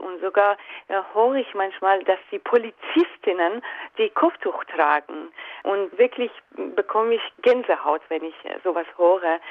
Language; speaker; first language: German; non-native, fluent; Persian